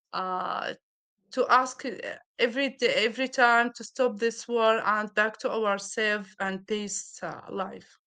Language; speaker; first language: English; non-native, learner; Arabic